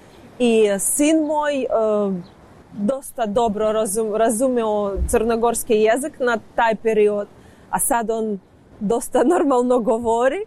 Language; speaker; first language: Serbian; non-native, learner; Ukrainian